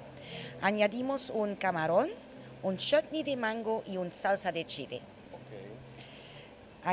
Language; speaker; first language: Spanish; non-native, learner; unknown